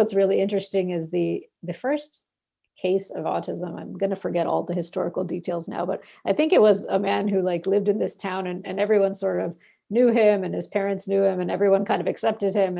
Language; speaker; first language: English; non-native, local second language; Bangla